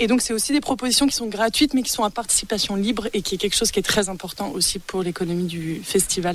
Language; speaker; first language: French; native; French